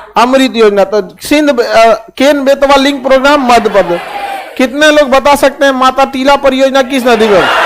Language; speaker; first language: Hindi; native; Hindi